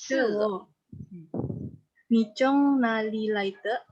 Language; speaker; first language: Chinese; non-native, learner; Indonesian